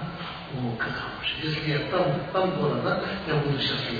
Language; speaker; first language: Russian; non-native, learner; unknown